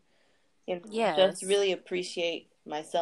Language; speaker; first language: English; non-native, local second language; Igbo